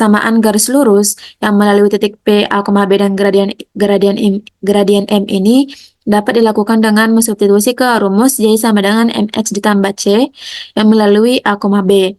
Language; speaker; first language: Indonesian; native; Indonesian